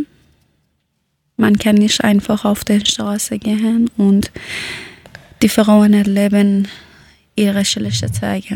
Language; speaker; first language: German; non-native, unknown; Persian